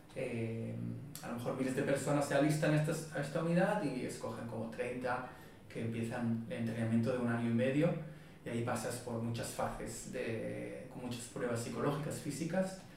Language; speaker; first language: Spanish; non-native, fluent; Hebrew